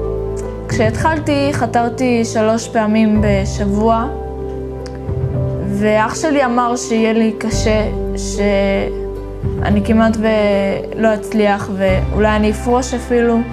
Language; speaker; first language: Hebrew; early bilingual, other home language; Russian